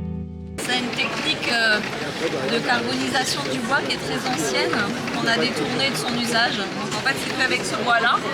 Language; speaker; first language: French; native; French